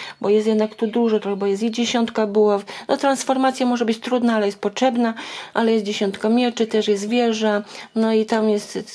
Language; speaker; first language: Polish; native; Polish